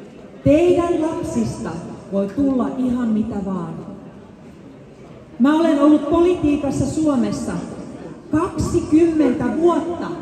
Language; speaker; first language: Finnish; early bilingual, other home language; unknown